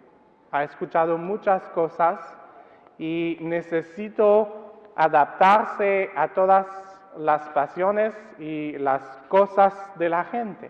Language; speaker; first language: Spanish; non-native, fluent; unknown